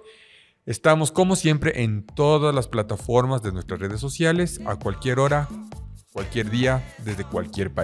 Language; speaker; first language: Spanish; native; Spanish